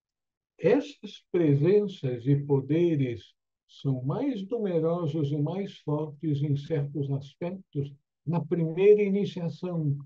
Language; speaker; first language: Portuguese; native; Portuguese